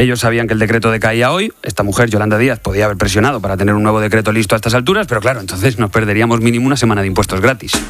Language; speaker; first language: Spanish; native; Spanish